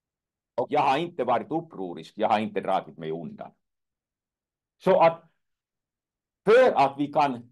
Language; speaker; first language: Swedish; non-native, fluent; Finnish